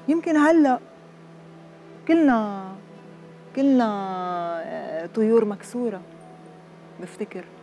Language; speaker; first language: Arabic; native; Arabic